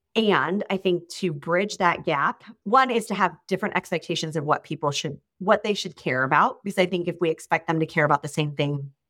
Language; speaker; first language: English; native; English